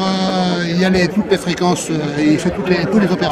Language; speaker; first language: French; native; French